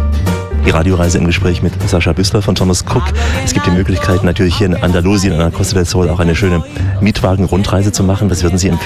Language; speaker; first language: German; native; German